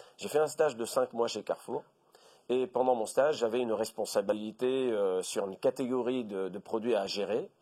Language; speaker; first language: French; non-native, local second language; Arabic